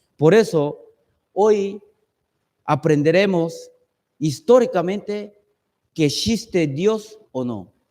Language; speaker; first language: Spanish; non-native, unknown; Chinese